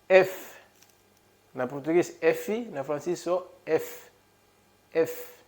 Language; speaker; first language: Portuguese; non-native, local second language; Upper Guinea Crioulo